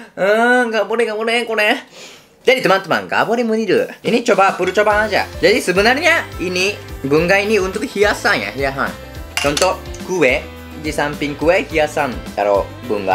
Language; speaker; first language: Indonesian; non-native, fluent; Japanese